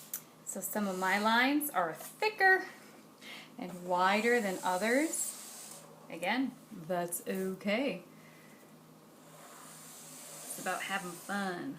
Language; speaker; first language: English; native; English